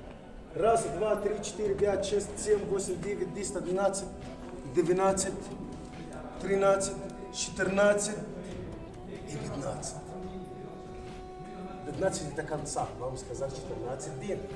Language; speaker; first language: Russian; non-native, learner; Arabic